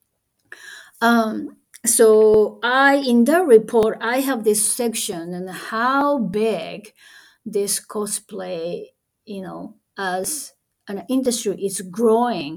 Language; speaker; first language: English; non-native, fluent; Japanese